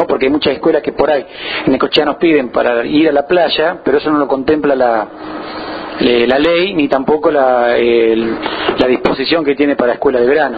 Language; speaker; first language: Spanish; native; Spanish